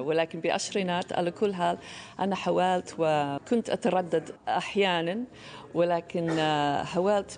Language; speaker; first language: Arabic; non-native, fluent; English